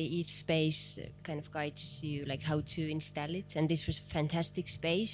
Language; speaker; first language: English; non-native, fluent; Finnish